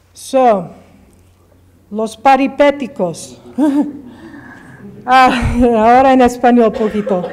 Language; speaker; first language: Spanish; early bilingual, heritage; English